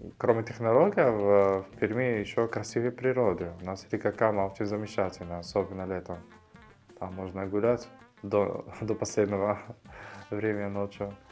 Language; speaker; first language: Russian; non-native, fluent; Arabic